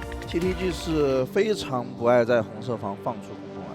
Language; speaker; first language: Chinese; native; Chinese